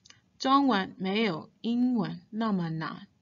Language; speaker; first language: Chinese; non-native, fluent; English